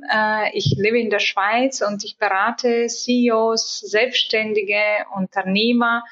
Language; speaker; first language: German; non-native, fluent; Bulgarian